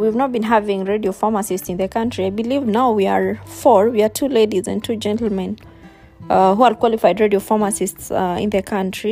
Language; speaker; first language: English; non-native, local second language; Kikuyu